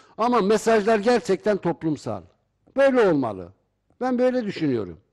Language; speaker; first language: Turkish; native; Turkish